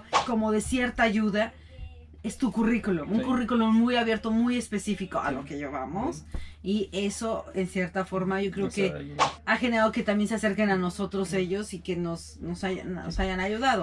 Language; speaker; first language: Spanish; native; Spanish